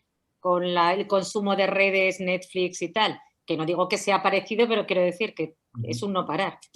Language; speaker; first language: Spanish; native; Spanish